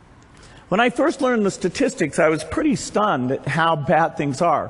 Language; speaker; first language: English; native; English